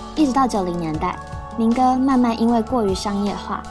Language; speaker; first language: Chinese; native; Chinese